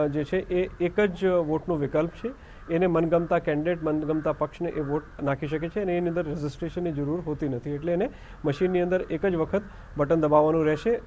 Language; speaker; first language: Gujarati; non-native, local second language; Hindi